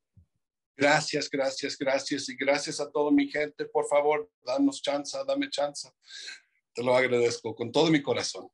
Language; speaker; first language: Spanish; non-native, fluent; English